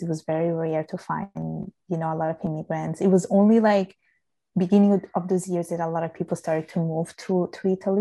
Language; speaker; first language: English; non-native, fluent; Italian